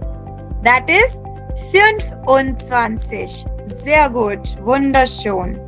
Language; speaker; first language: German; non-native, fluent; Hindi